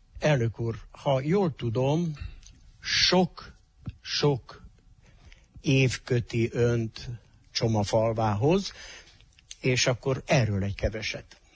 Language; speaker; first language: Hungarian; native; Hungarian